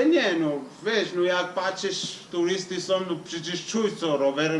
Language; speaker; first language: Polish; non-native, fluent; Armenian